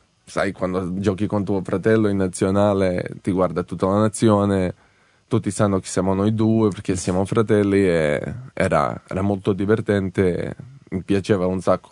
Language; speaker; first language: Italian; non-native, fluent; Serbian